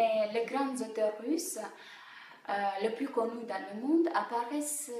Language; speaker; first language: French; non-native, fluent; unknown